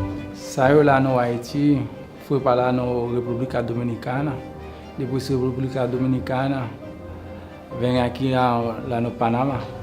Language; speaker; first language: Portuguese; non-native, learner; Haitian Creole